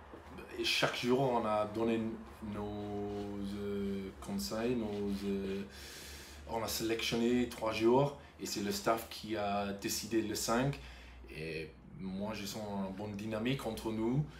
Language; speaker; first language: French; non-native, fluent; English